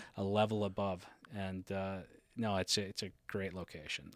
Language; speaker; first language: English; native; English